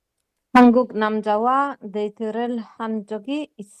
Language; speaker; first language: Korean; non-native, learner; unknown